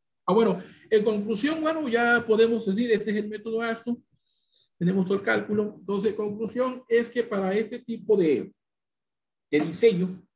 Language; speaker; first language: Spanish; native; Spanish